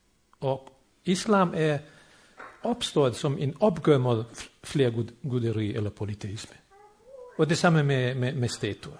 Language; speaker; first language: Danish; non-native, fluent; Bosnian